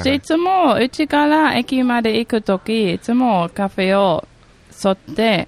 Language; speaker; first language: Japanese; non-native, fluent; German